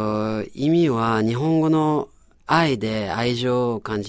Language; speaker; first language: Japanese; non-native, fluent; French